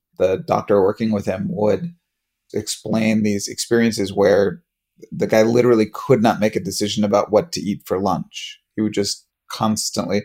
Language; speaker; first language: English; native; English